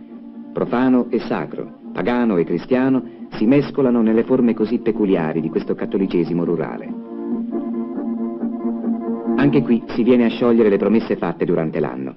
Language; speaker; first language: Italian; native; Italian